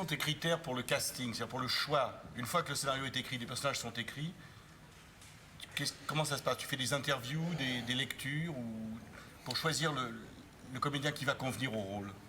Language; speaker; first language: French; native; French